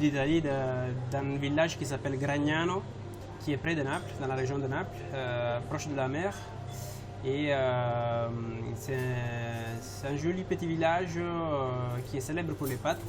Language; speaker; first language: French; non-native, fluent; Italian